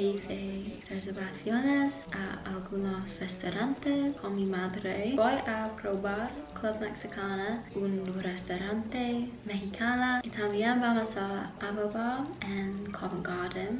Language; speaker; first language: Spanish; non-native, learner; English